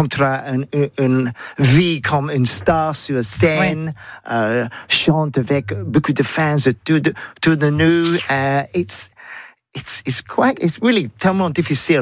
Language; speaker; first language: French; non-native, learner; English